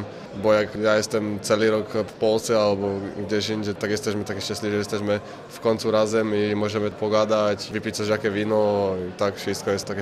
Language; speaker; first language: Polish; non-native, learner; Slovak